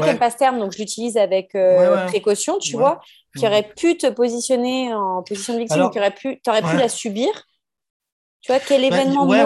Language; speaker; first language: French; native; French